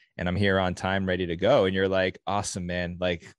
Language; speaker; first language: English; native; English